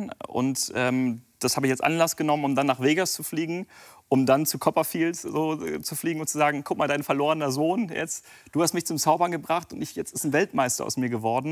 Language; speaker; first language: German; native; German